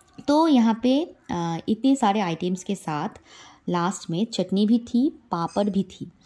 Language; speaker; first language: Hindi; non-native, local second language; Bangla